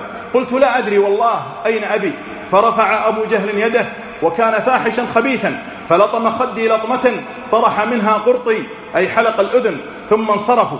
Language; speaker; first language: Arabic; native; Arabic